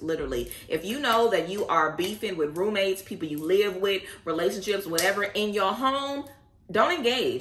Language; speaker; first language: English; native; English